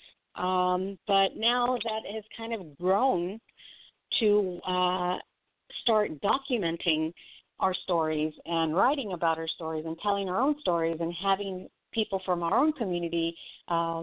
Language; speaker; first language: English; native; English